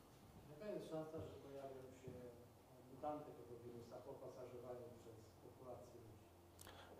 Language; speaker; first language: Polish; non-native, fluent; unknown